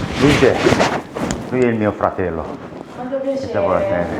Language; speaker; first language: Italian; non-native, learner; Korean